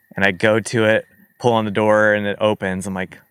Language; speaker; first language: English; native; English